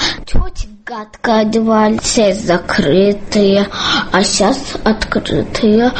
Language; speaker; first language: Russian; early bilingual, other home language; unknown